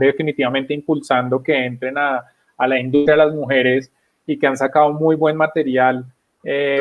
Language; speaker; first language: Spanish; native; Spanish